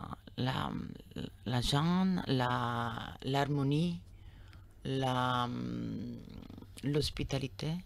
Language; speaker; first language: French; non-native, learner; Italian